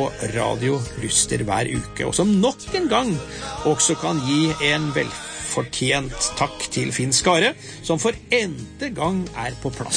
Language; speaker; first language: Norwegian; native; Norwegian